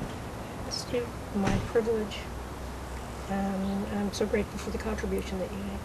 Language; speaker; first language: English; native; English